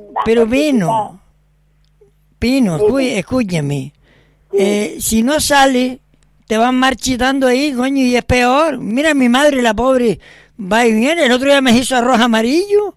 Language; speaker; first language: Spanish; native; Spanish